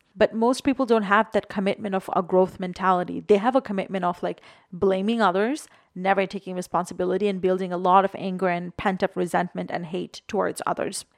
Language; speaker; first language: English; non-native, local second language; Bangla